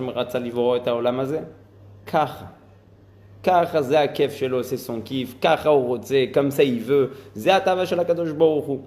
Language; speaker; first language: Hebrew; non-native, fluent; French